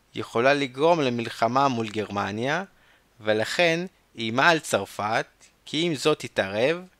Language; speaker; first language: Hebrew; non-native, fluent; Russian